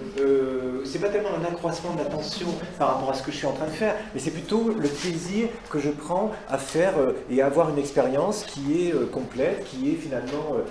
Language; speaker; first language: French; native; French